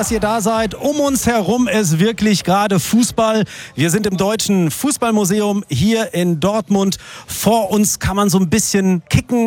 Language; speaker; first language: German; native; German